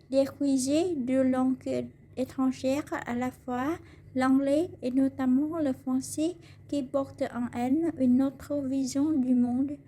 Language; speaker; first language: French; non-native, fluent; Vietnamese